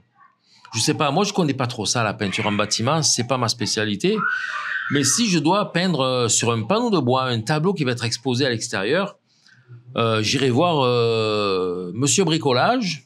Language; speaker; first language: French; native; French